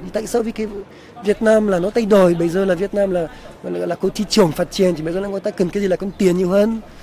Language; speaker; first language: Vietnamese; non-native, fluent; French